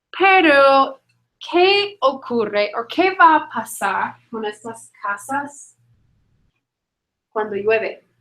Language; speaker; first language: Spanish; non-native, fluent; English